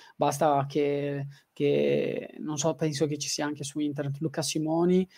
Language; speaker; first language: Italian; early bilingual, other home language; Tigrinya